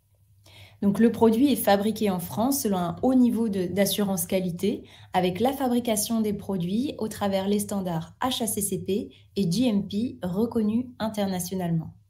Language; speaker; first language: French; native; French